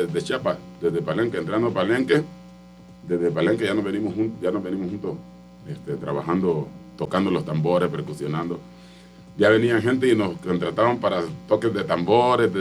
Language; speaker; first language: Spanish; non-native, local second language; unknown